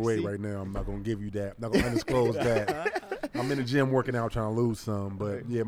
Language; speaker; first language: English; native; English